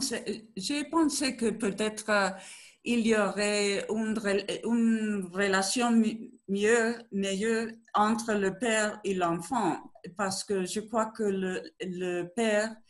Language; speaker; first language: French; non-native, learner; Spanish